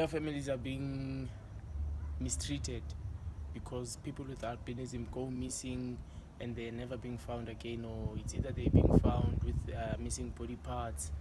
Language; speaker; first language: English; non-native, local second language; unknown